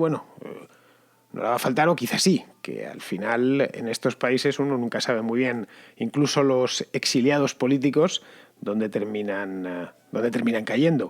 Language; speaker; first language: Spanish; native; Spanish